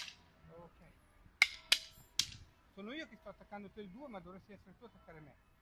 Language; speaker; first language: Italian; non-native, fluent; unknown